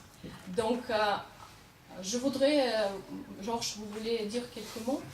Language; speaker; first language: French; non-native, fluent; Russian